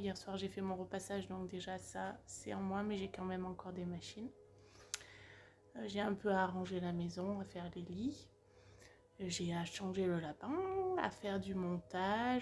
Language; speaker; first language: French; native; French